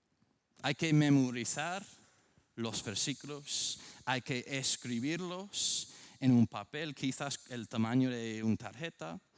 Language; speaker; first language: Spanish; non-native, fluent; English